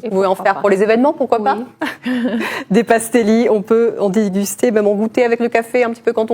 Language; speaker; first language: French; native; French